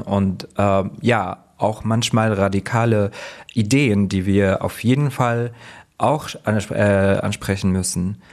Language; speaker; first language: German; non-native, fluent; Arabic